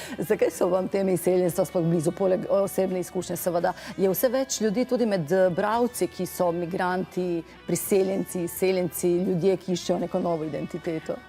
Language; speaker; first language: Slovenian; native; Slovenian